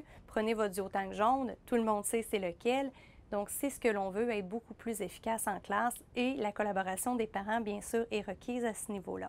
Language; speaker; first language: French; native; French